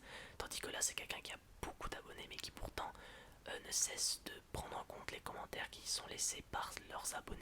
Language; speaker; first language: French; native; French